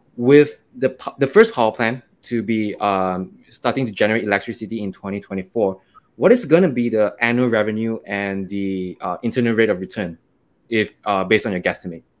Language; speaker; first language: English; non-native, local second language; Chinese